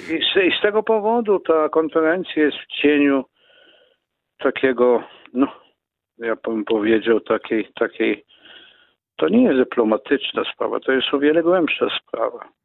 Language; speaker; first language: Polish; non-native, fluent; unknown